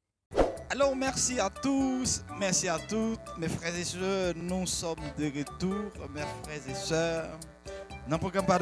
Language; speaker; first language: French; non-native, local second language; Haitian Creole